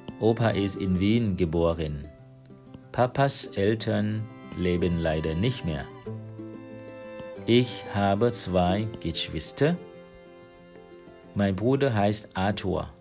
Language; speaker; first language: German; non-native, fluent; Thai